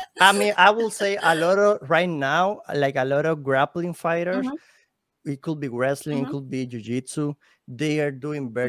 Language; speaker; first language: English; non-native, learner; Spanish